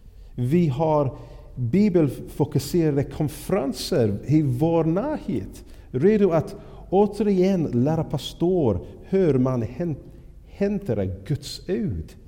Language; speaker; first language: Swedish; non-native, fluent; English